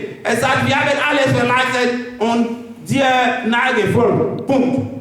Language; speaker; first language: German; non-native, learner; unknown